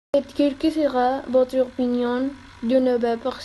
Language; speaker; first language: French; non-native, learner; Spanish